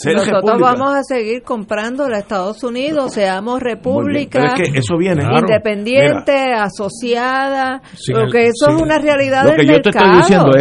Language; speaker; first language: Spanish; native; Spanish